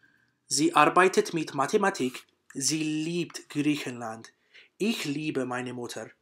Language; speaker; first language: German; non-native, learner; English